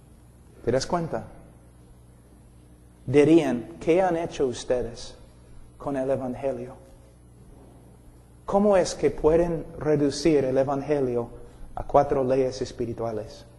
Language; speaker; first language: Spanish; non-native, fluent; English